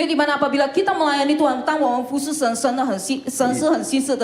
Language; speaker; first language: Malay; non-native, local second language; Chinese